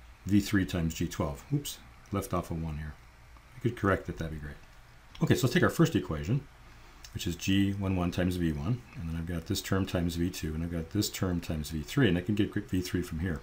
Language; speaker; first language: English; native; English